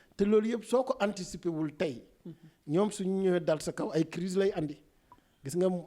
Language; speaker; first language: Wolof; non-native, local second language; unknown